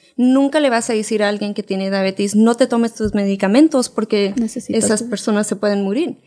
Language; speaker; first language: Spanish; early bilingual, heritage; Spanish